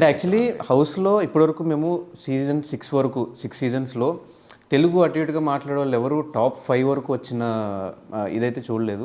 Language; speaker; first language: Telugu; native; Telugu